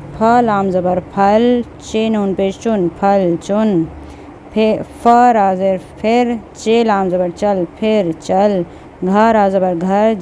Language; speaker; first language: Hindi; native; Hindi